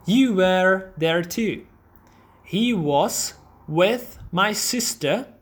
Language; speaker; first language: English; non-native, fluent; Czech